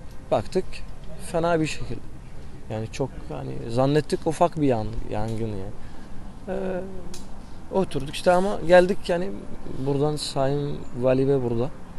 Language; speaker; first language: Turkish; non-native, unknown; Arabic